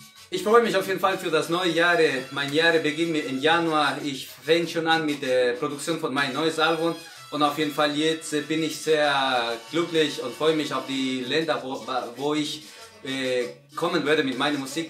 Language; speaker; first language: German; non-native, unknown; Spanish